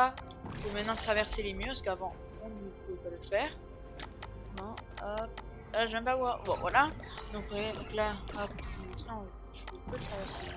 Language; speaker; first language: French; native; French